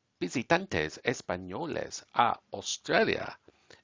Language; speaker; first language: Spanish; non-native, learner; English